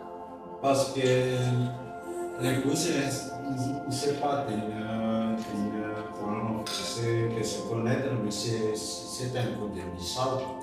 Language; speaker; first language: French; non-native, local second language; Malagasy